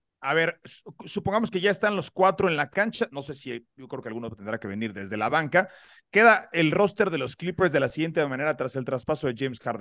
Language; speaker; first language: Spanish; native; Spanish